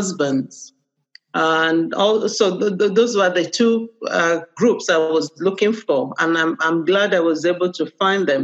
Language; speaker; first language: English; non-native, local second language; Yoruba